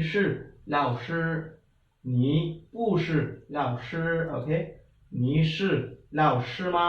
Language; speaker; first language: Chinese; non-native, fluent; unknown